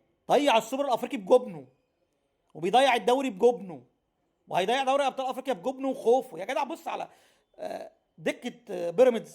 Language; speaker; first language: Arabic; native; Arabic